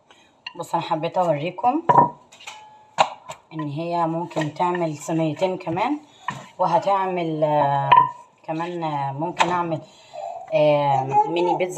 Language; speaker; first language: Arabic; native; Arabic